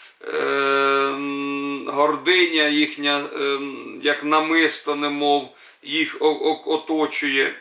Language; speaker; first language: Ukrainian; native; Ukrainian